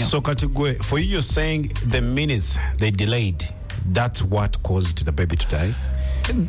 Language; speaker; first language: English; non-native, local second language; Ganda